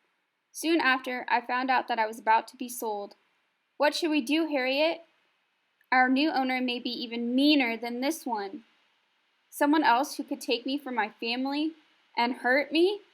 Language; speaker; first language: English; native; English